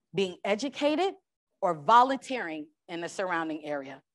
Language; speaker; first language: English; native; English